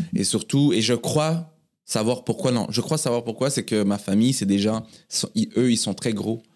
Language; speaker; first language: French; native; French